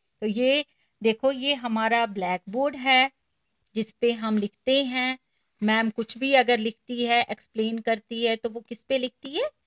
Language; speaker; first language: Hindi; native; Hindi